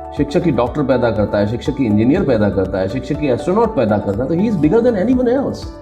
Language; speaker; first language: Hindi; native; Hindi